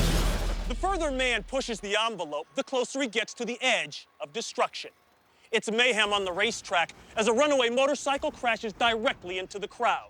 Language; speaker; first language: English; native; English